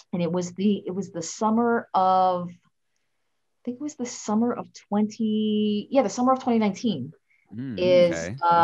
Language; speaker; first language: English; native; English